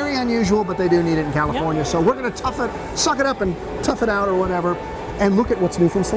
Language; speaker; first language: English; native; English